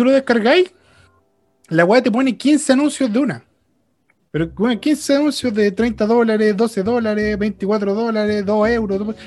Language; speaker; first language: Spanish; native; Spanish